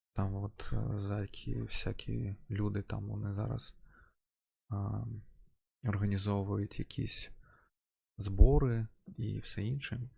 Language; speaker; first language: Ukrainian; non-native, local second language; Russian